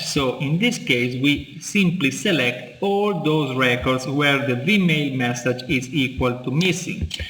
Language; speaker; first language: English; non-native, fluent; Italian